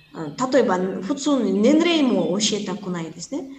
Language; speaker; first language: Japanese; non-native, fluent; Kyrgyz